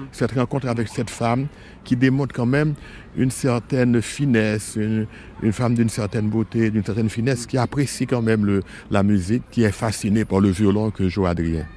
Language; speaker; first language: French; non-native, local second language; Haitian Creole